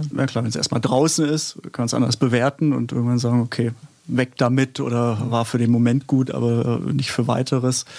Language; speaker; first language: German; native; German